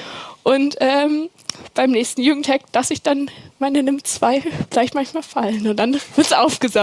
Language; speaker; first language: German; native; German